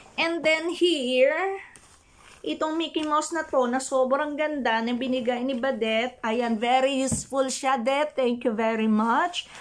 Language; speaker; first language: Filipino; non-native, local second language; Hiligaynon